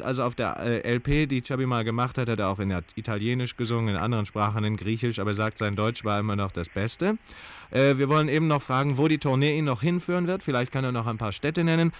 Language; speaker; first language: German; native; German